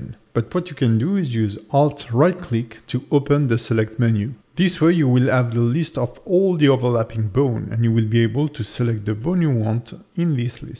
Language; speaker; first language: English; non-native, fluent; French